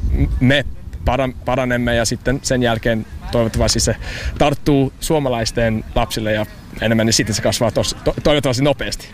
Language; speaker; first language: Finnish; non-native, learner; English